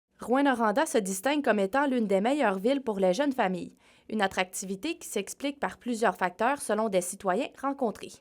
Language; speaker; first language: French; native; French